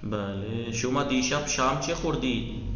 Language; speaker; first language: Persian; non-native, fluent; Urdu